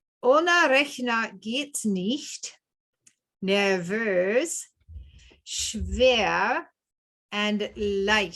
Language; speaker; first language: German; non-native, fluent; English